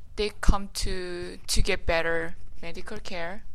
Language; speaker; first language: English; non-native, learner; Korean